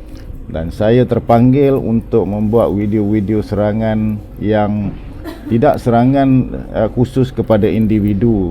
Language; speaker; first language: Malay; native; Malay